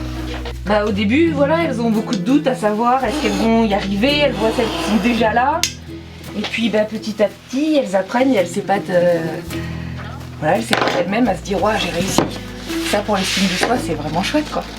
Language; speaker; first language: French; native; French